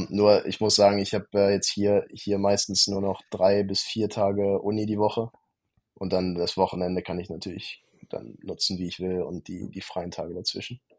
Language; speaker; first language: German; native; German